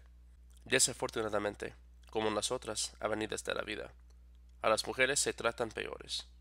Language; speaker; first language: Spanish; non-native, fluent; English